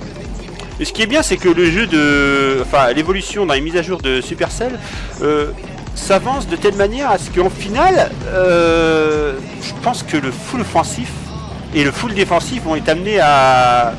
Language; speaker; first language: French; native; French